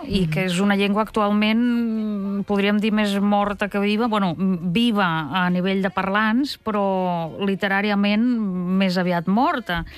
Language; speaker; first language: Catalan; non-native, fluent; Russian